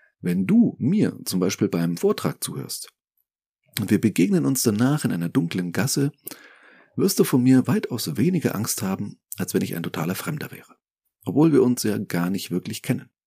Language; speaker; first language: German; native; German